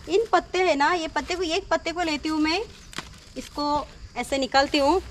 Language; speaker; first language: Hindi; non-native, local second language; Kannada